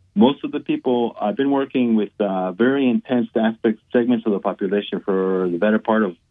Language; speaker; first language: English; non-native, fluent; Spanish